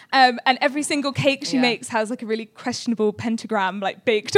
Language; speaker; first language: English; native; English